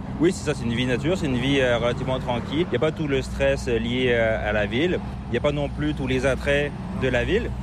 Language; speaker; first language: French; native; French